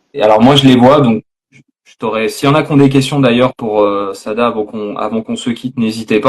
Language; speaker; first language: French; native; French